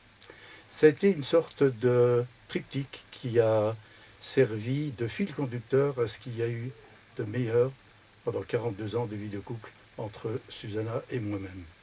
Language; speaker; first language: French; native; French